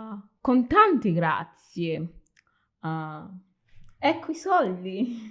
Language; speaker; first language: Italian; non-native, fluent; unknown